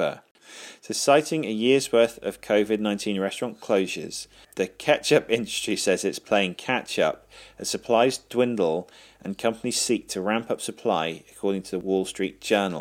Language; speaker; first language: English; native; English